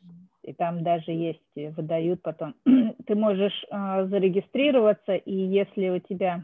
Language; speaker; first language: Russian; native; Russian